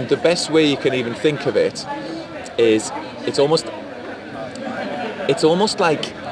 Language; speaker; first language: English; native; English